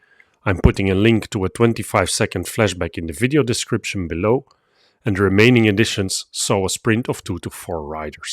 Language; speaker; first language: English; non-native, fluent; Dutch